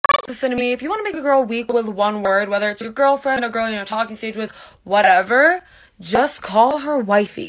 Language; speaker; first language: English; native; English